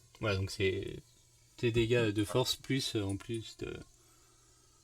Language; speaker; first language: French; native; French